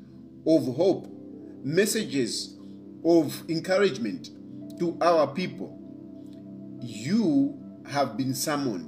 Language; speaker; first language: English; non-native, local second language; Bemba